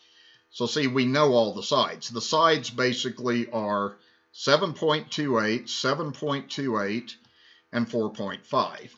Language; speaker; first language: English; native; English